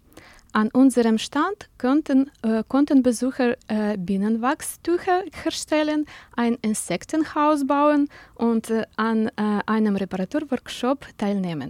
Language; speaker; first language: German; non-native, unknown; Ukrainian